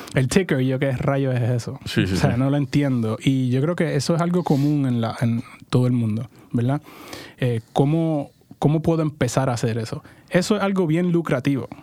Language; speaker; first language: Spanish; native; Spanish